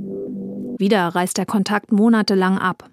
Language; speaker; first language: German; native; German